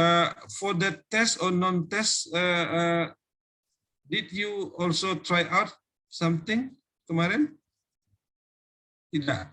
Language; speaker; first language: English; non-native, fluent; Indonesian